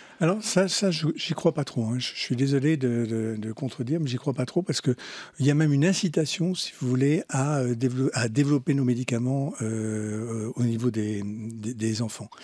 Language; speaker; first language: French; native; French